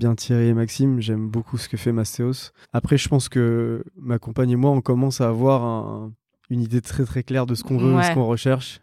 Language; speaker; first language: French; native; French